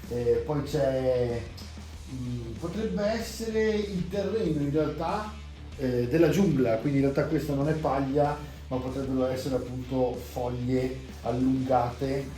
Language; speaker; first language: Italian; native; Italian